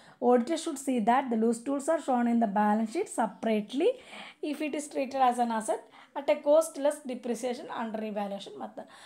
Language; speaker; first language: English; non-native, local second language; Malayalam